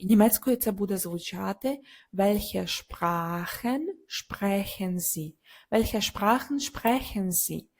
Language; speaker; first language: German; non-native, fluent; Ukrainian